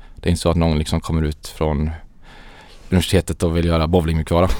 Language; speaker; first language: Swedish; native; Swedish